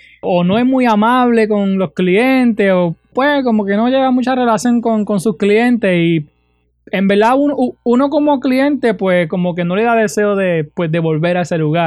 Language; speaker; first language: Spanish; native; Spanish